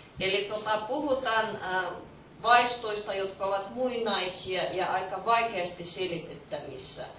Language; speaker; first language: Finnish; non-native, fluent; Russian